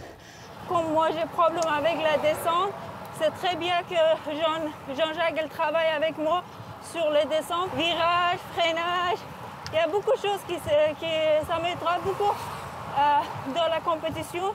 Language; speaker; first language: French; non-native, learner; Persian